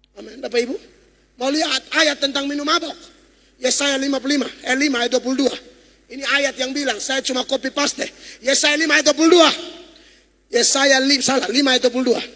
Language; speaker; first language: Indonesian; native; Indonesian